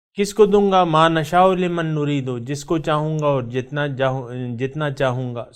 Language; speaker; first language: Urdu; non-native, local second language; Pashto